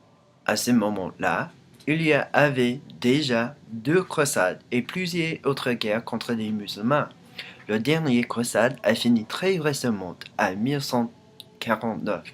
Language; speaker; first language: French; non-native, learner; English